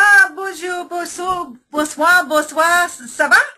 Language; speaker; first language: French; non-native, learner; English